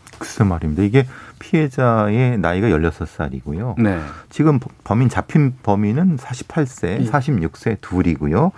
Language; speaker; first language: Korean; native; Korean